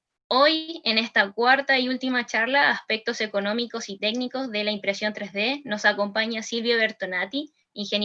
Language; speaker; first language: Spanish; native; Spanish